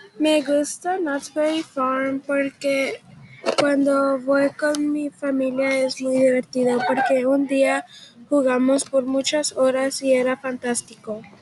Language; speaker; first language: Spanish; early bilingual, heritage; Spanish